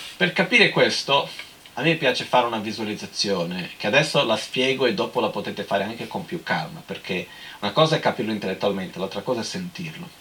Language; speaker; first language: Italian; non-native, fluent; Portuguese